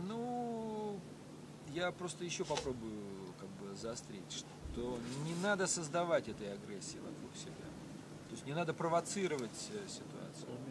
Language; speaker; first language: Russian; native; Russian